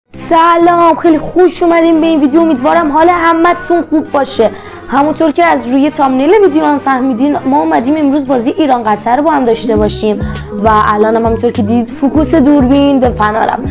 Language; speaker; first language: Persian; native; Persian